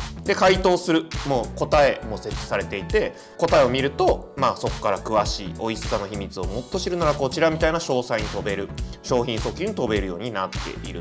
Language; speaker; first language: Japanese; native; Japanese